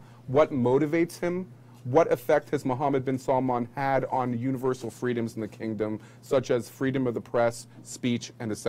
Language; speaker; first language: English; native; English